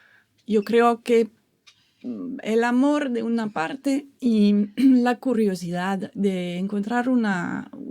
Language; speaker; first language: Spanish; non-native, fluent; French